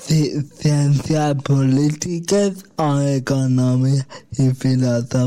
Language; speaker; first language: Catalan; non-native, local second language; Spanish